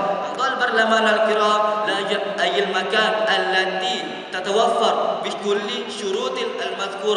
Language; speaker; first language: Arabic; non-native, learner; Malay